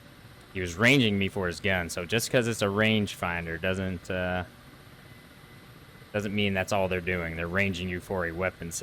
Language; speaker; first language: English; native; English